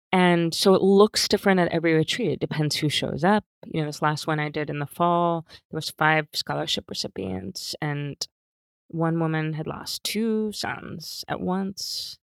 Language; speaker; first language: English; native; English